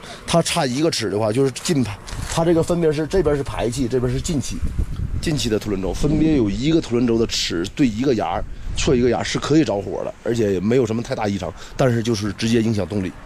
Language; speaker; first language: Chinese; native; Chinese